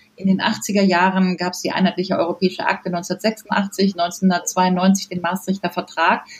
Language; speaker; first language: German; native; German